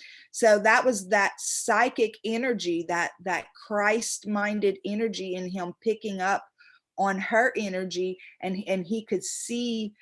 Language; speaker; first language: English; native; English